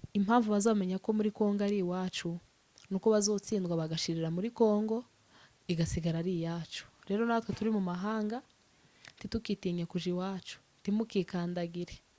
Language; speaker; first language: Kinyarwanda; native; Kinyarwanda